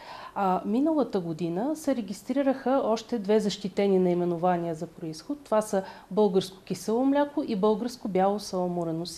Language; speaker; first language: Bulgarian; native; Bulgarian